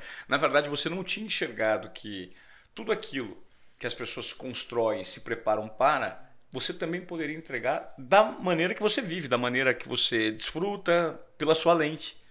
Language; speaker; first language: Portuguese; native; Portuguese